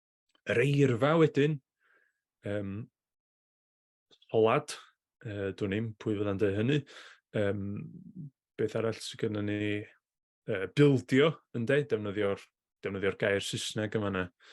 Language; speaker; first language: Welsh; native; Welsh